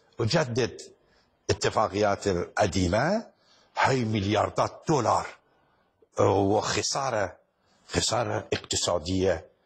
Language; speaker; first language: Arabic; non-native, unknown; Persian